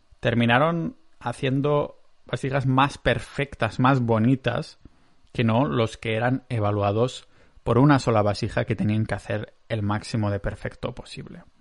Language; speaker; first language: Spanish; non-native, local second language; Catalan